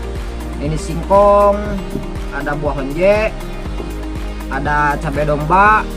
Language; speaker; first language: Indonesian; non-native, local second language; Sundanese